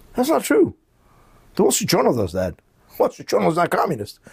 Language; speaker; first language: English; early bilingual, other home language; Spanish